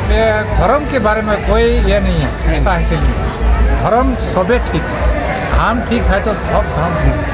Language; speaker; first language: Hindi; non-native, local second language; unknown